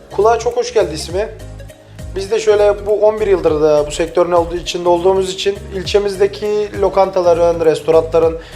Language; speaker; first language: Turkish; native; Turkish